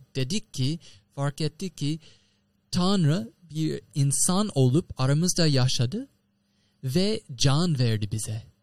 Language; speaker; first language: Turkish; non-native, fluent; English